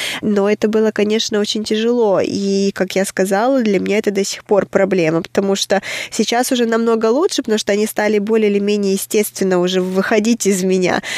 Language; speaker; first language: Russian; native; Russian